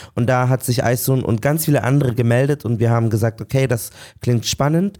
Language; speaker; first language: German; native; German